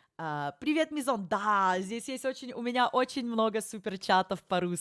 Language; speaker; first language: Russian; early bilingual, heritage; Russian